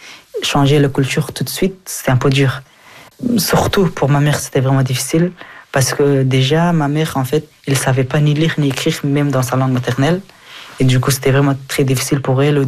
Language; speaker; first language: French; early bilingual, other home language; Persian